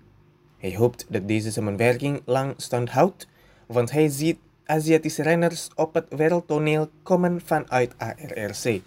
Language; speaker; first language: Dutch; non-native, fluent; Indonesian